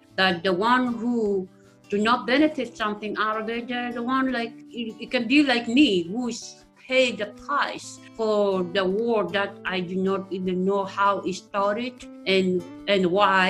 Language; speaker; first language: English; non-native, local second language; Acoli